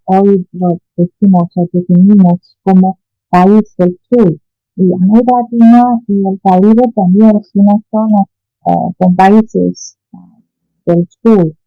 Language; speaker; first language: Spanish; non-native, fluent; Chinese